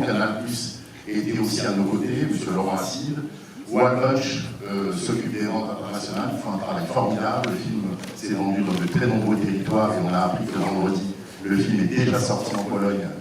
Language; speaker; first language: French; native; French